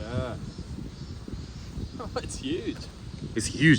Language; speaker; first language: English; native; English